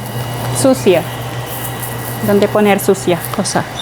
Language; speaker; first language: Spanish; non-native, learner; Filipino